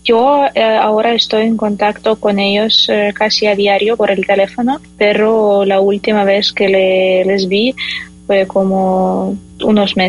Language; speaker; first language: Spanish; non-native, fluent; Ukrainian